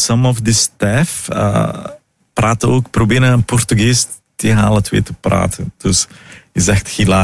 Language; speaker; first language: Dutch; non-native, fluent; Portuguese